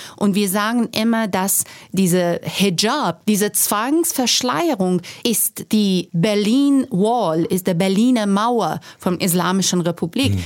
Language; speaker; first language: German; non-native, fluent; Persian